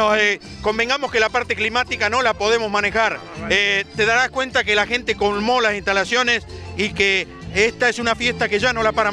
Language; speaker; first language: Spanish; native; Spanish